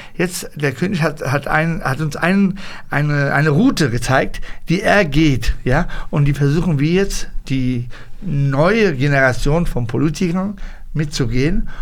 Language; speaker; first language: German; early bilingual, other home language; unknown